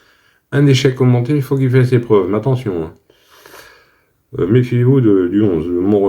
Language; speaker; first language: French; native; French